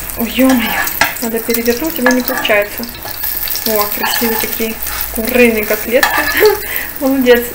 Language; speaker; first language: Russian; native; Russian